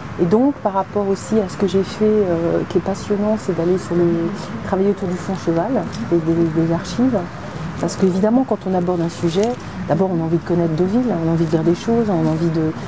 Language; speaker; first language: French; native; French